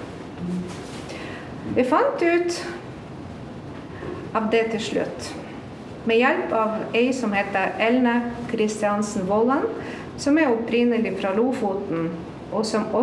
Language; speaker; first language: Norwegian; non-native, fluent; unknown